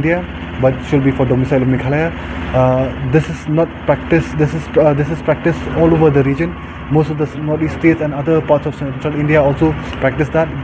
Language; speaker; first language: English; non-native, local second language; Khasi